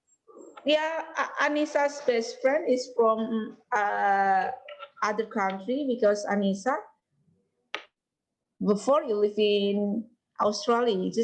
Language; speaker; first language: English; non-native, learner; Indonesian